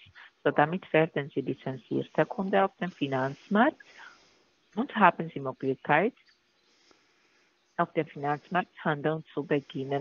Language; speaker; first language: German; non-native, learner; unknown